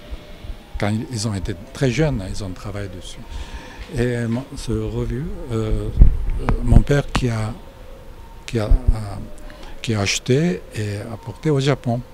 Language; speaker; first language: French; non-native, fluent; Japanese